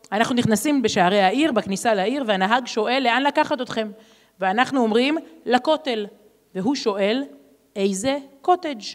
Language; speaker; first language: Hebrew; native; Hebrew